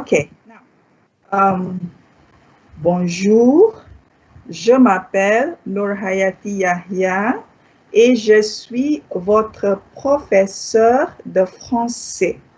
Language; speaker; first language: French; non-native, fluent; Malay